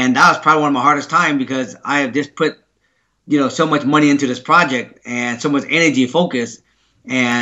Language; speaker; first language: English; early bilingual, other home language; Vietnamese